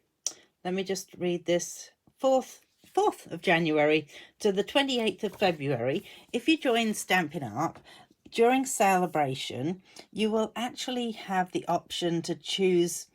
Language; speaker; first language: English; native; English